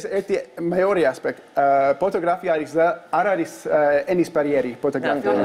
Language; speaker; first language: Georgian; non-native, learner; English